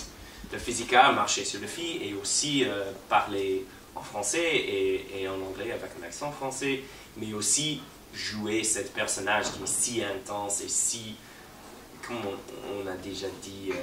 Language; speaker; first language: French; non-native, fluent; English